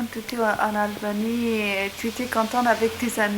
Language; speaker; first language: French; non-native, learner; Persian